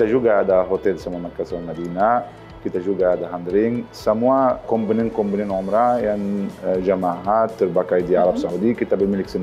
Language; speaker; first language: Indonesian; non-native, learner; Arabic